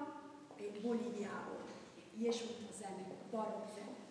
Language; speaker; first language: Hungarian; non-native, learner; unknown